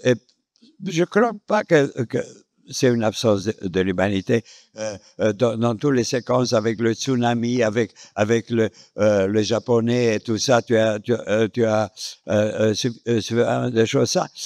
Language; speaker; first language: French; non-native, fluent; Romanian